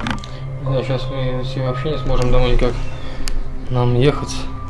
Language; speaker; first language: Russian; native; Russian